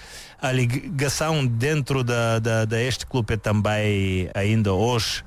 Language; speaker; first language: Portuguese; non-native, learner; Bulgarian